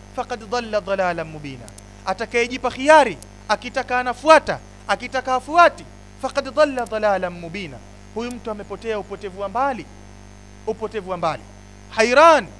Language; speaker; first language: Swahili; native; Swahili